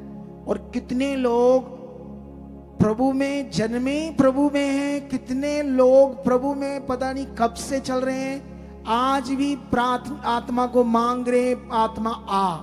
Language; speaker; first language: Hindi; native; Hindi